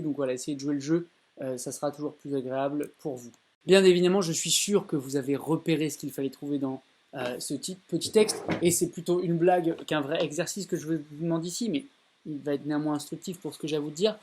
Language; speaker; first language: French; native; French